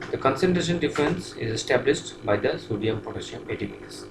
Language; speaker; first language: English; non-native, local second language; Bangla